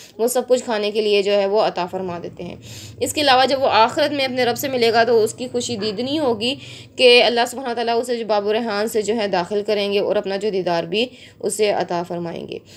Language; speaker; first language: Urdu; native; Urdu